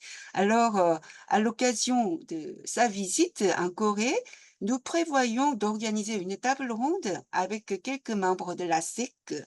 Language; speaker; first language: French; non-native, fluent; Korean